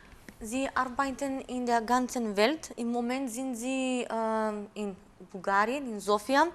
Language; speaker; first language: German; non-native, fluent; Macedonian